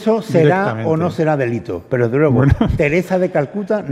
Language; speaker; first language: Spanish; native; Spanish